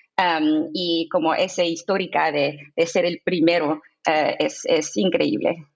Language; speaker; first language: Spanish; non-native, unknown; English